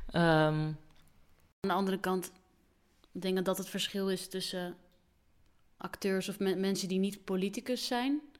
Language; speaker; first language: Dutch; early bilingual, other home language; Arabic